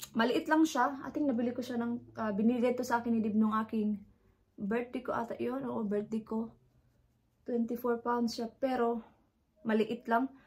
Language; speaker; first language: Filipino; native; Filipino